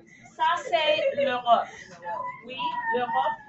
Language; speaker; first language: French; non-native, fluent; English